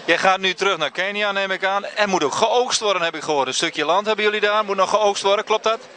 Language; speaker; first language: Dutch; native; Dutch